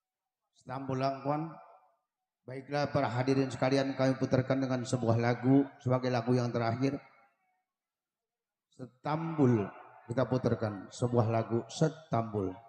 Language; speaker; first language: Malay; native; Malay